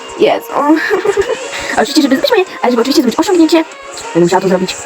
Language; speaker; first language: Polish; native; Polish